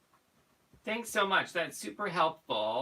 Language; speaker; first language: English; native; English